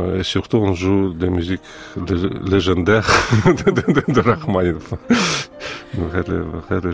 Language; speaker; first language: French; non-native, fluent; Russian